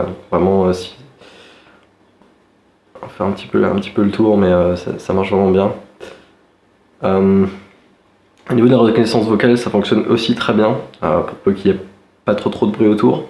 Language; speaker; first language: French; native; French